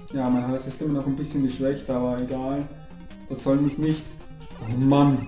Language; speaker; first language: German; native; German